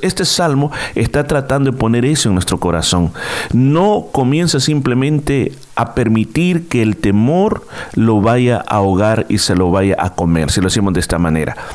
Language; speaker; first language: Spanish; native; Spanish